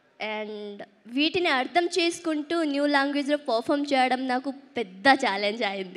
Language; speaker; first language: Telugu; early bilingual, heritage; Telugu